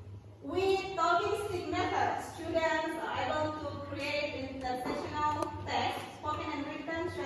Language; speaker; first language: English; non-native, fluent; Indonesian